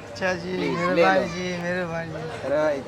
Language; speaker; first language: Hindi; non-native, local second language; Pashto